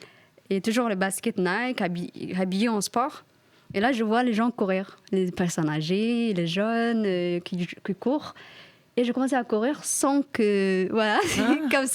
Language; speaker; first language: French; non-native, fluent; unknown